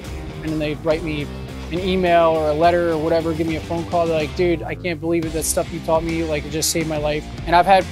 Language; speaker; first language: English; native; English